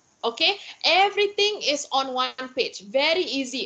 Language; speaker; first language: English; non-native, local second language; Malay